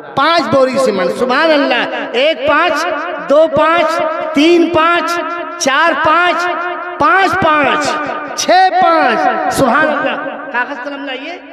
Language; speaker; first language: Hindi; native; Hindi